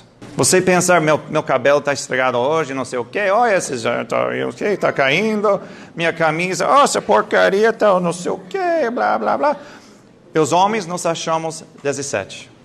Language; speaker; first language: Portuguese; non-native, fluent; English